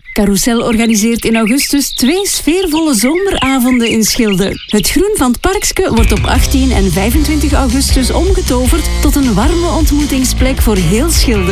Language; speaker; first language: Dutch; native; Dutch